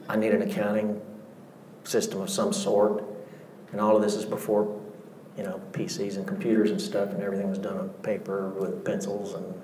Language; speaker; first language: English; native; English